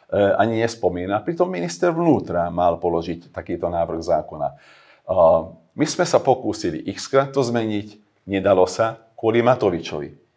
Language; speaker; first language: Slovak; non-native, local second language; Hungarian